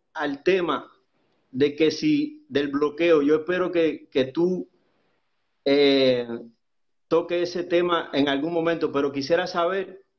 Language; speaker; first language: Spanish; native; Spanish